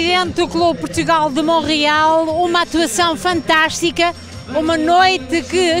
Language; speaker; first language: Portuguese; native; Portuguese